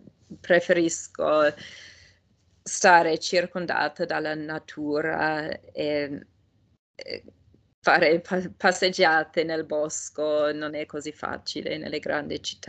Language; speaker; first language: Italian; non-native, fluent; English